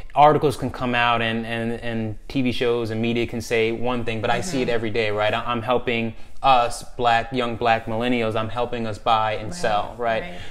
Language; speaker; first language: English; native; English